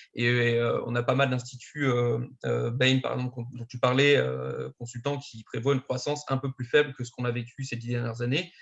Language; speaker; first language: French; native; French